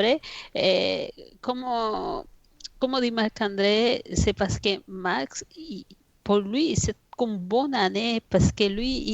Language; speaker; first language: French; non-native, fluent; Spanish